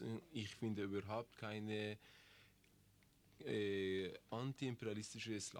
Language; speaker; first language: German; non-native, learner; Persian